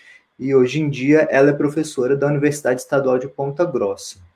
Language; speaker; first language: Portuguese; native; Portuguese